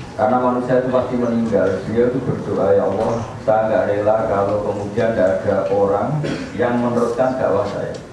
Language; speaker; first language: Malay; non-native, local second language; Javanese